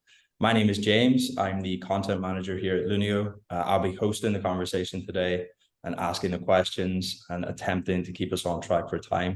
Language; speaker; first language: English; native; English